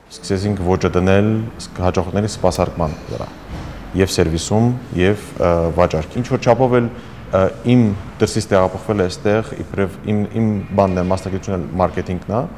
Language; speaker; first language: Armenian; early bilingual, heritage; Armenian